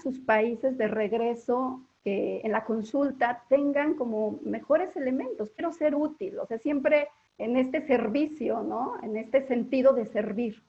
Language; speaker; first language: Spanish; native; Spanish